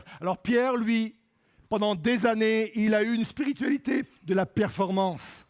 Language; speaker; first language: French; native; French